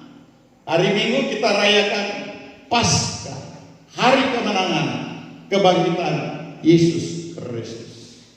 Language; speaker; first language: Malay; native; Malay